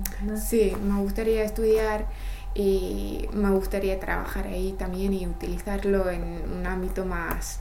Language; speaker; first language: Spanish; non-native, fluent; English